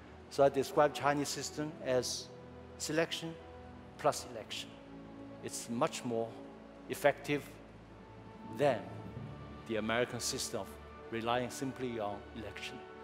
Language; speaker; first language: English; non-native, fluent; Chinese